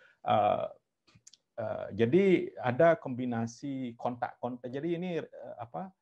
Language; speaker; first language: Indonesian; non-native, local second language; Balinese